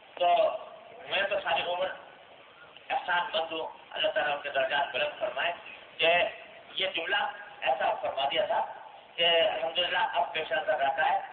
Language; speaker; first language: Urdu; non-native, local second language; Pashto